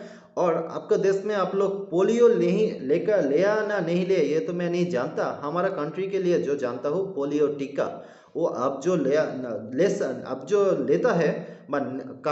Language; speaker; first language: Hindi; non-native, learner; Bangla